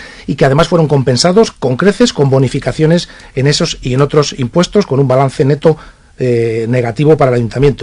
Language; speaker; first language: Spanish; native; Spanish